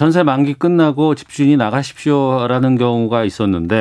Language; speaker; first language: Korean; native; Korean